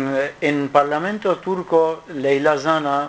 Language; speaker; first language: Spanish; non-native, learner; Kurdish